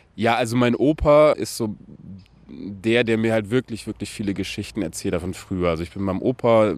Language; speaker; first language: German; native; German